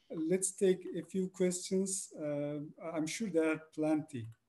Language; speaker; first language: English; non-native, fluent; Turkish